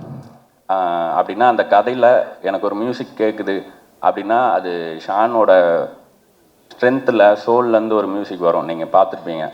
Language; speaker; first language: Tamil; native; Tamil